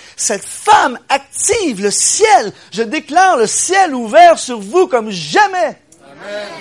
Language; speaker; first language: French; native; French